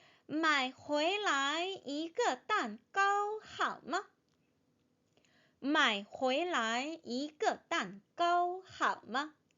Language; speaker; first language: Chinese; non-native, fluent; Korean